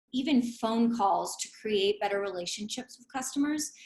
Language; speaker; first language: English; native; English